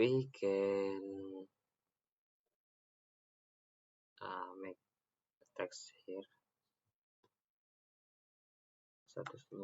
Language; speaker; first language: English; non-native, learner; Indonesian